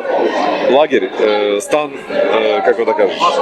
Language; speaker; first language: Macedonian; non-native, fluent; Russian